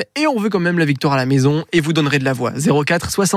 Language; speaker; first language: French; native; French